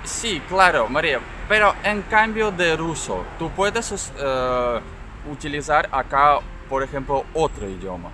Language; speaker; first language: Spanish; non-native, learner; Russian